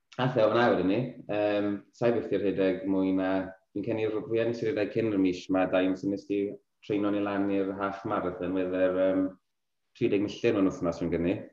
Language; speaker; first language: Welsh; native; Welsh